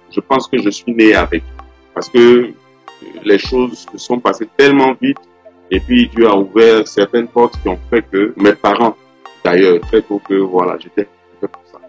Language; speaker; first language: French; non-native, local second language; Yoruba